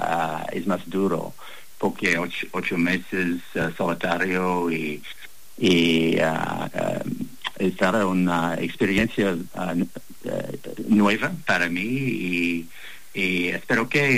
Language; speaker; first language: Spanish; non-native, learner; English